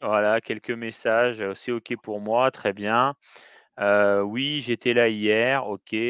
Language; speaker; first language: French; native; French